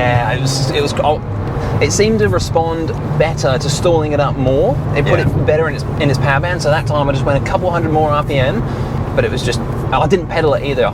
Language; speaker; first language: English; native; English